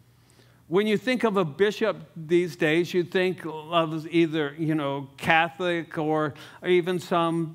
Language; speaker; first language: English; native; English